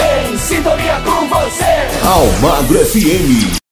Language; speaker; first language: Portuguese; native; Portuguese